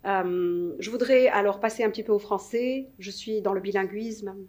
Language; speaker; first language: French; non-native, local second language; Arabic